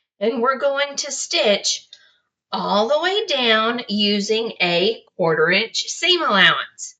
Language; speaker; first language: English; native; English